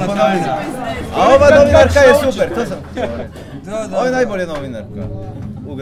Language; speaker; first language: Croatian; non-native, fluent; French